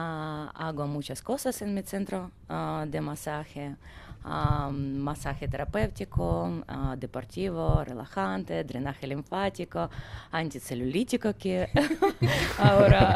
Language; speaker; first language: Spanish; non-native, learner; Ukrainian